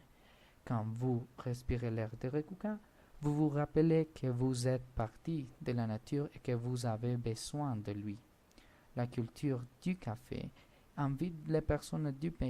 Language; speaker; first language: French; non-native, learner; Spanish